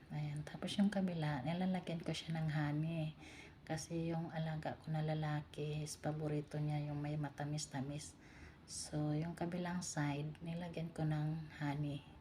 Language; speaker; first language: Filipino; native; Filipino